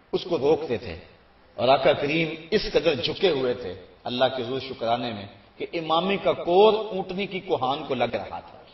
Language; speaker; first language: Urdu; non-native, local second language; Punjabi